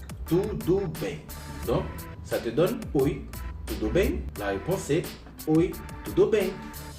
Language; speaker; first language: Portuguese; non-native, fluent; Haitian Creole